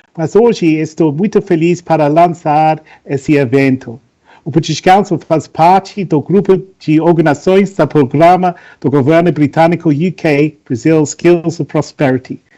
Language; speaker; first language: Portuguese; non-native, learner; English